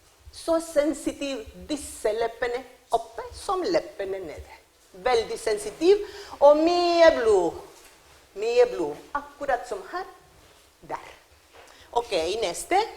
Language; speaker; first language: Norwegian; non-native, learner; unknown